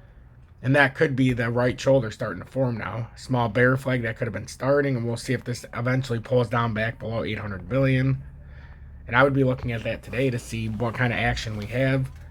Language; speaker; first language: English; native; English